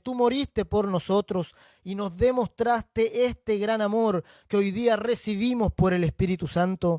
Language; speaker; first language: Spanish; native; Spanish